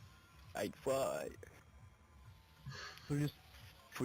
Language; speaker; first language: French; native; French